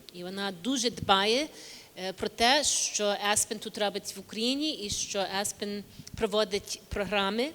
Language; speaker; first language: Ukrainian; early bilingual, heritage; English